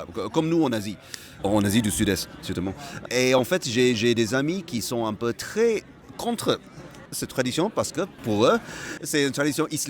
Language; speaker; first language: French; non-native, fluent; Malay